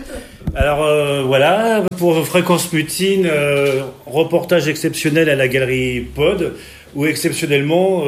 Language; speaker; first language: French; native; French